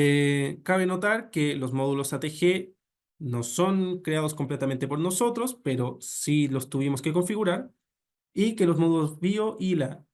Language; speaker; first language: Spanish; native; Spanish